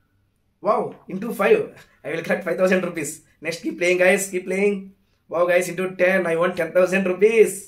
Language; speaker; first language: Telugu; native; Telugu